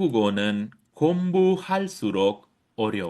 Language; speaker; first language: Korean; non-native, fluent; Sinhala